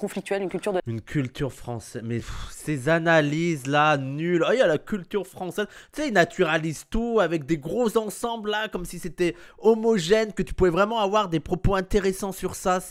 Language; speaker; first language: French; native; French